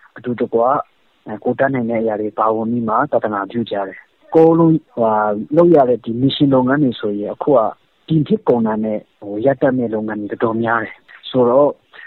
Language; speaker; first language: Burmese; non-native, local second language; Hakha Chin